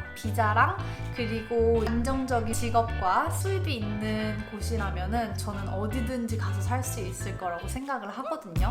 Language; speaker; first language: Korean; native; Korean